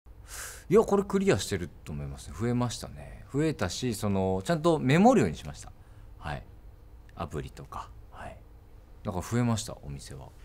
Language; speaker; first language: Japanese; native; Japanese